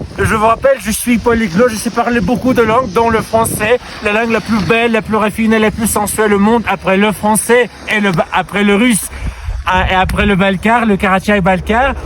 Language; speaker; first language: French; non-native, fluent; Russian